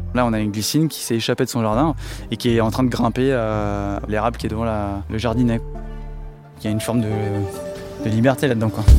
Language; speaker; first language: French; native; French